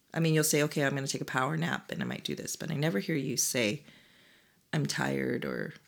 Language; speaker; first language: English; early bilingual, other home language; Korean